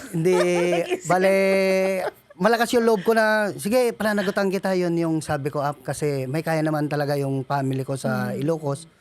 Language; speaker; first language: Filipino; non-native, local second language; Iloko